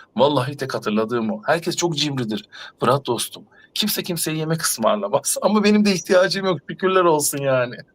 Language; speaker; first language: Turkish; native; Turkish